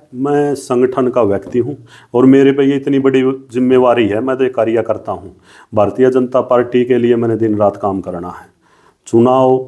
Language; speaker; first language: Hindi; native; Hindi